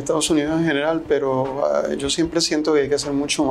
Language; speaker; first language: Spanish; native; Spanish